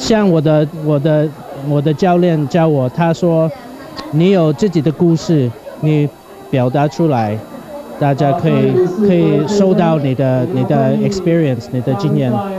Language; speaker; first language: Chinese; non-native, fluent; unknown